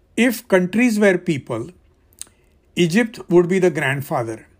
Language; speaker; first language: English; non-native, local second language; Marathi